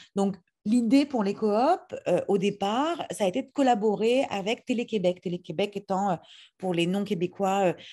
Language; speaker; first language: French; native; French